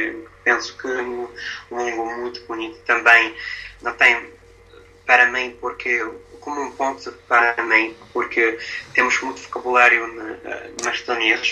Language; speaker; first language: Portuguese; non-native, fluent; English